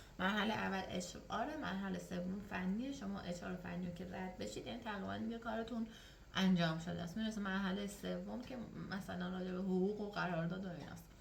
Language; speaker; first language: Persian; native; Persian